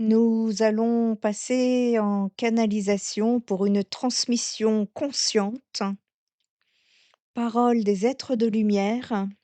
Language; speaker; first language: French; native; French